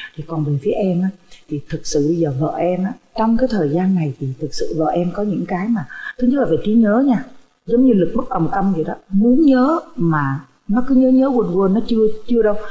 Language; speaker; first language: Vietnamese; native; Vietnamese